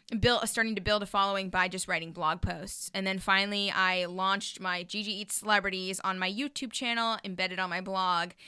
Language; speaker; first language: English; native; English